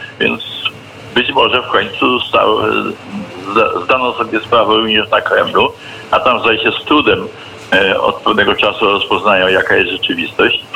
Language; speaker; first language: Polish; native; Polish